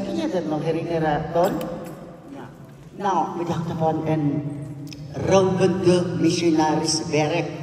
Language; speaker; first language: Dutch; non-native, fluent; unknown